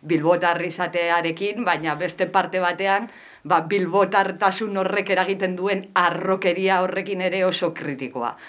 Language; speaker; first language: Basque; non-native, local second language; Spanish